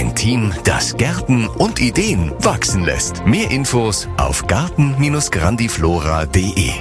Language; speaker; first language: German; native; German